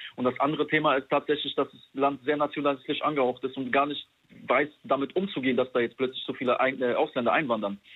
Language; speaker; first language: German; non-native, fluent; Polish